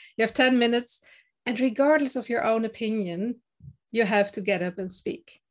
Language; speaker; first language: English; non-native, fluent; Dutch